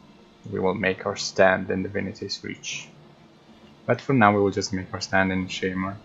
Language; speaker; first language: English; non-native, fluent; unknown